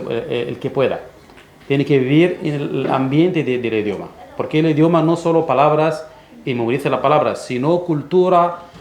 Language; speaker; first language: Spanish; non-native, fluent; Arabic